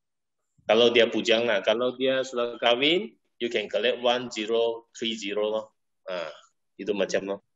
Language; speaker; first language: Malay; non-native, local second language; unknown